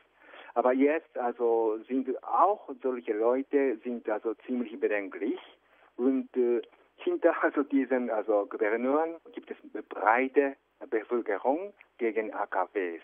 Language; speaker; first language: German; non-native, fluent; Japanese